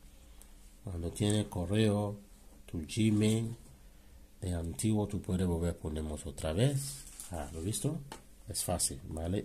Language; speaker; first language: Spanish; non-native, learner; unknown